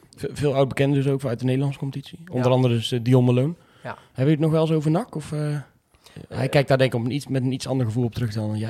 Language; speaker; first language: Dutch; native; Dutch